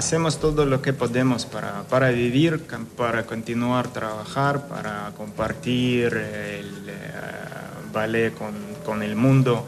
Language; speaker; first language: Spanish; non-native, fluent; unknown